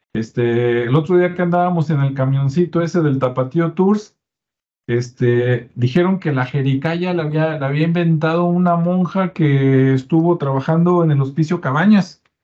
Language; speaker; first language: Spanish; native; Spanish